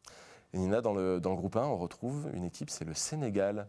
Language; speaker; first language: French; native; French